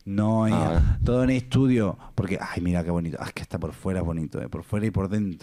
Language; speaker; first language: Spanish; native; Spanish